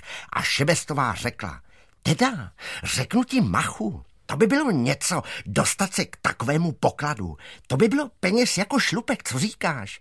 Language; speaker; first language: Czech; native; Czech